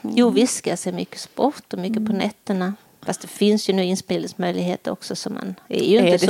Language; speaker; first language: Swedish; native; Swedish